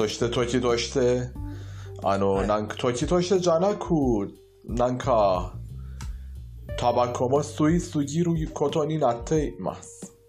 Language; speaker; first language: Japanese; non-native, fluent; Persian